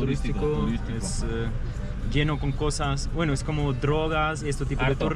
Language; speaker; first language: Spanish; non-native, fluent; Russian